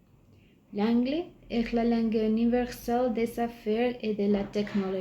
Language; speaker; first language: French; non-native, learner; Spanish